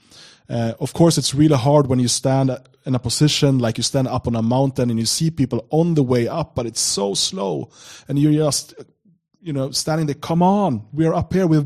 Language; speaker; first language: English; non-native, fluent; Swedish